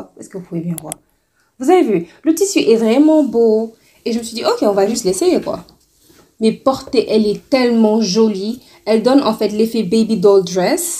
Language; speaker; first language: French; non-native, local second language; Wolof